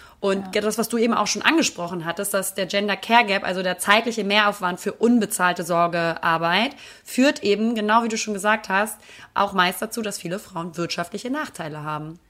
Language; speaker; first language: German; native; German